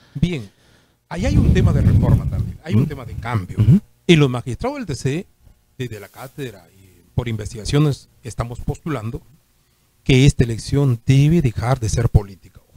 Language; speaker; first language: Spanish; native; Spanish